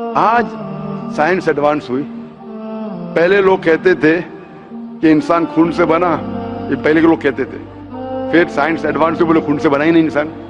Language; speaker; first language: Hindi; non-native, local second language; Konkani